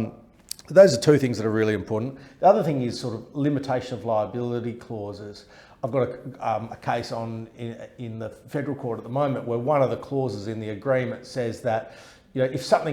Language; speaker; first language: English; native; English